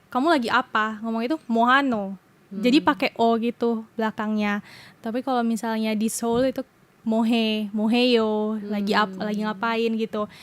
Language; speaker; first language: Indonesian; native; Indonesian